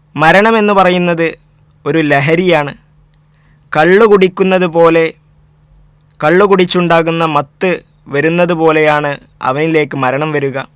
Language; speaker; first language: Malayalam; native; Malayalam